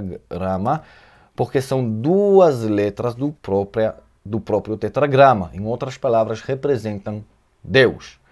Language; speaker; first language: Portuguese; non-native, fluent; Hebrew